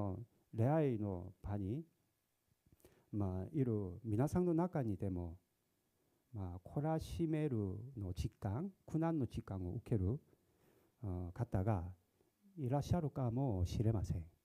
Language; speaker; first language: Japanese; non-native, learner; Korean